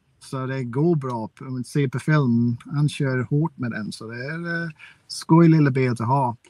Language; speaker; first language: Swedish; non-native, fluent; English